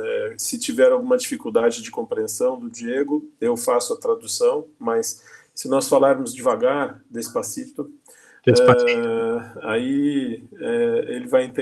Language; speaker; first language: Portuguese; non-native, fluent; Spanish